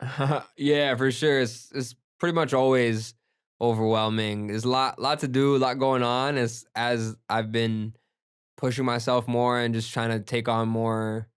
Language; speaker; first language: English; early bilingual, other home language; Gujarati